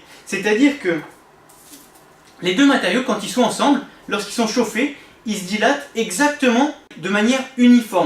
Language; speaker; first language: French; native; French